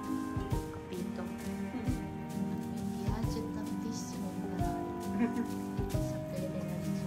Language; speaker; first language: Italian; non-native, learner; Japanese